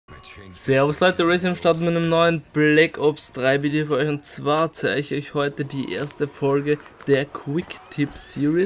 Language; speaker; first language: German; native; German